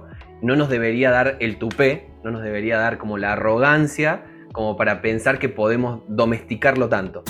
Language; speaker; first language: Spanish; native; Spanish